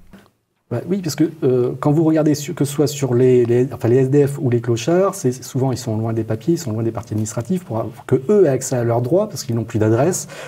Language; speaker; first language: French; native; French